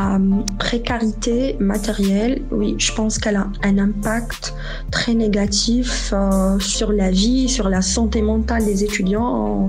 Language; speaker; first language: French; non-native, local second language; Arabic